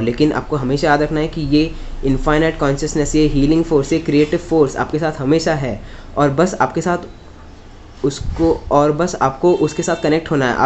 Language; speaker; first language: Hindi; native; Hindi